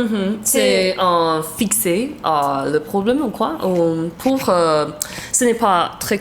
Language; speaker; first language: French; non-native, learner; Chinese